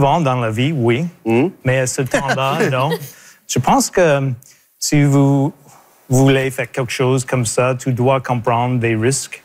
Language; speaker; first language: French; non-native, local second language; English